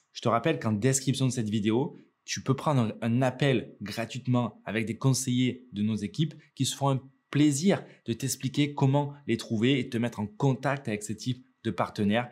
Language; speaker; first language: French; native; French